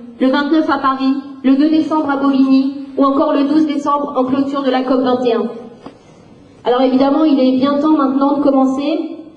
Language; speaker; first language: French; native; French